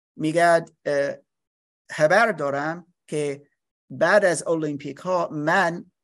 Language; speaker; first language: Persian; non-native, learner; English